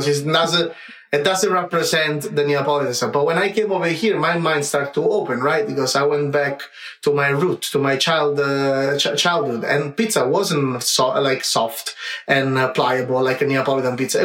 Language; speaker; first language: English; non-native, fluent; Italian